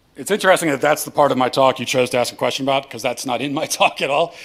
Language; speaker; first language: English; native; English